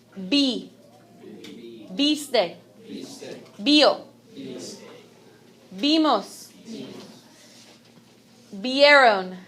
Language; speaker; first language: Spanish; non-native, fluent; English